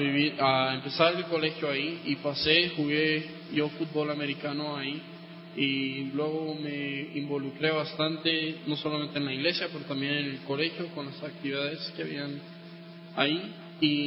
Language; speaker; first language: Spanish; non-native, local second language; English